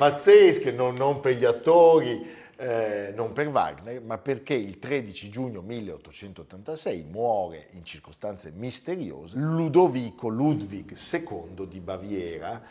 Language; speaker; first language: Italian; native; Italian